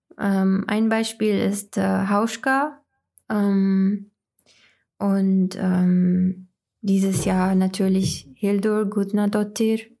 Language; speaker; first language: German; non-native, fluent; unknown